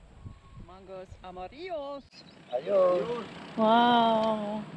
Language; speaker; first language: Spanish; non-native, learner; English